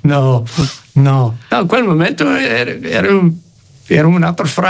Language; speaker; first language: Italian; non-native, fluent; English